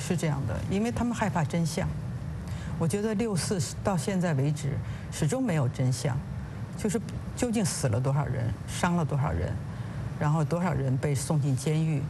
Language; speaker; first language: Chinese; native; Chinese